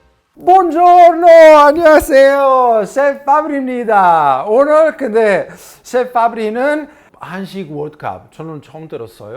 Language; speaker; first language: Korean; non-native, learner; Italian